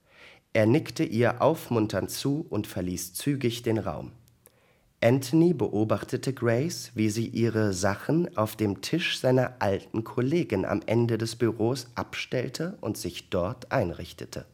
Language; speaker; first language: German; native; German